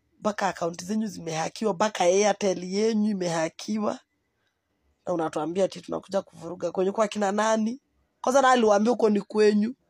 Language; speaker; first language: Swahili; native; Swahili